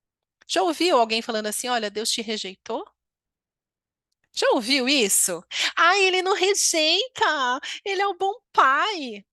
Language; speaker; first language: Portuguese; native; Portuguese